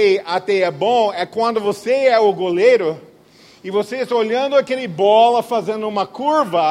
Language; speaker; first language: Portuguese; non-native, fluent; English